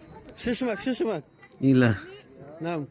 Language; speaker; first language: Arabic; non-native, learner; Urdu